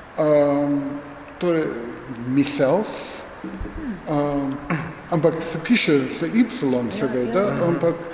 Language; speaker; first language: Slovenian; non-native, fluent; English